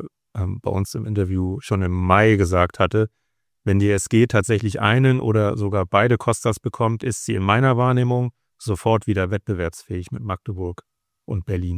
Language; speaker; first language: German; native; German